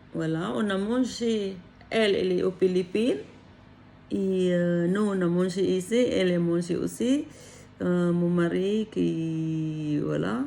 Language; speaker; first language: French; non-native, learner; Filipino